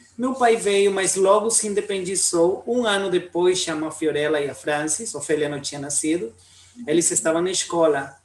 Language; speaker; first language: Portuguese; non-native, fluent; Spanish